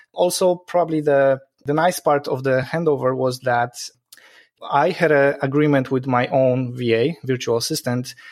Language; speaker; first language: English; non-native, fluent; Polish